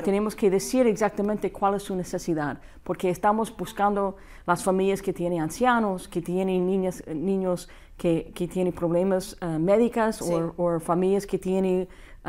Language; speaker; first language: Spanish; non-native, fluent; English